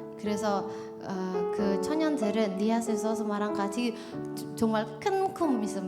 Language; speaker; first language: Korean; non-native, learner; Indonesian